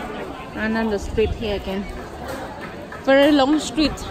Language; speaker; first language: English; non-native, fluent; Khmer